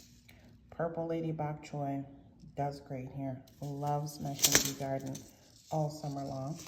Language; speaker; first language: English; native; English